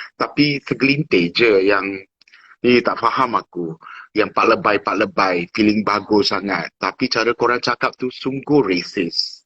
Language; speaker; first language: Malay; non-native, fluent; English